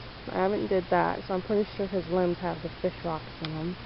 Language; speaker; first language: English; native; English